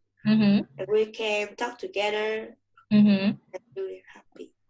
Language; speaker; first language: English; non-native, learner; Vietnamese